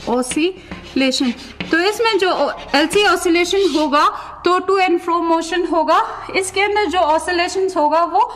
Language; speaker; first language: Hindi; non-native, local second language; Ladakhi